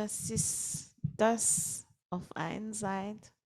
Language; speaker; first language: German; non-native, fluent; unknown